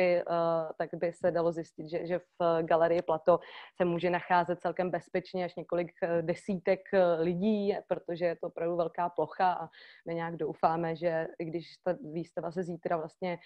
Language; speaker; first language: Czech; native; Czech